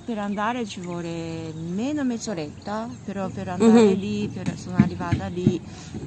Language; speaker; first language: Italian; non-native, learner; Japanese